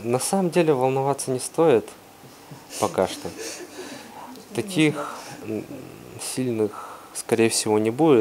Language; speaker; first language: Russian; native; Russian